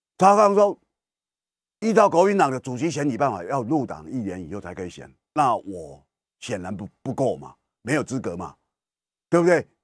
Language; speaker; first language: Chinese; native; Chinese